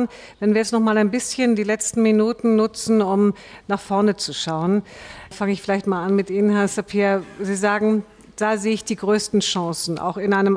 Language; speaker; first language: German; native; German